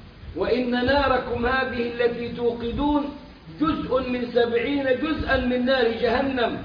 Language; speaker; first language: Arabic; native; Arabic